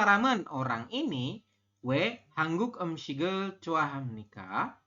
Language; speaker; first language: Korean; non-native, fluent; Indonesian